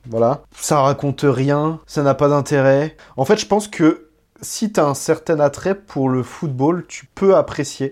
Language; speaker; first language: French; native; French